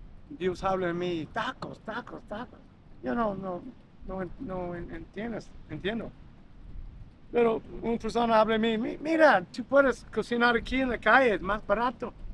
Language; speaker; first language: Spanish; non-native, learner; English